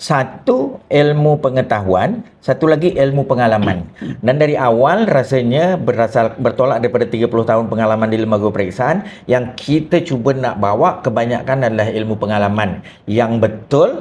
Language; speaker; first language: Malay; native; Malay